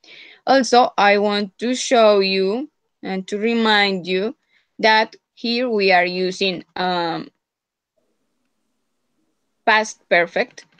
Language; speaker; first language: English; non-native, fluent; Spanish